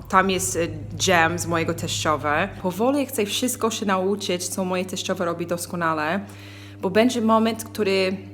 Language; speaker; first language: Polish; non-native, learner; English